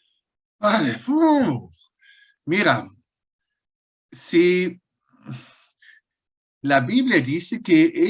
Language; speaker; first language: Spanish; non-native, fluent; German